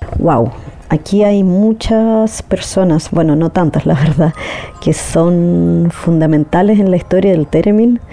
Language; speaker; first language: Spanish; native; Spanish